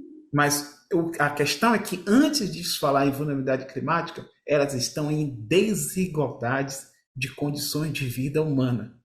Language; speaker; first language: Portuguese; native; Portuguese